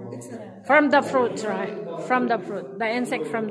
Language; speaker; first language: English; non-native, fluent; Filipino